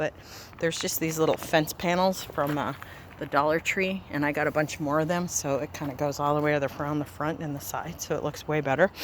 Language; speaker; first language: English; native; English